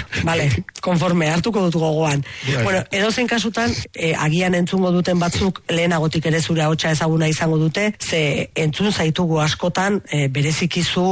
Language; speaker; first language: Basque; native; Basque